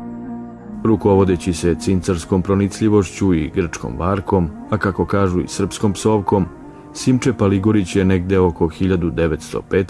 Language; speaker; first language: Bosnian; native; Bosnian